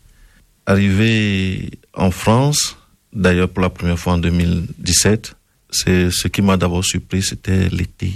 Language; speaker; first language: French; non-native, local second language; Ewe